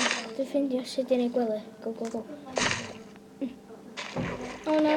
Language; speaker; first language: Welsh; non-native, local second language; English